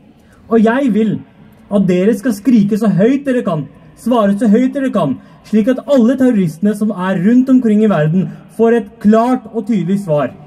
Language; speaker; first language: Norwegian; early bilingual, other home language; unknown